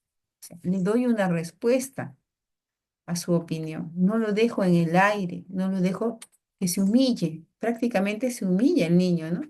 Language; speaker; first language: Spanish; native; Spanish